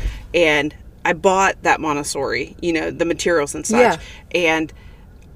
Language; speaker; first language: English; native; English